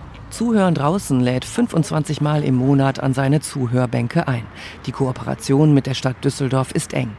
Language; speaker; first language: German; native; German